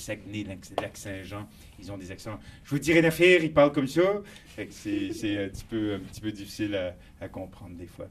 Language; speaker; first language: French; native; French